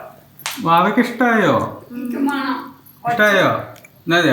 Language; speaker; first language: Malayalam; native; Malayalam